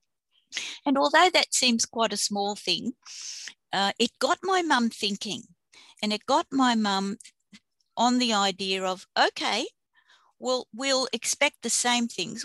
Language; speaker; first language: English; native; English